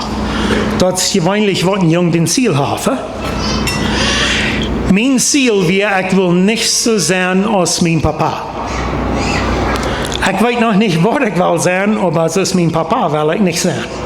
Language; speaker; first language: German; non-native, learner; Plautdietsch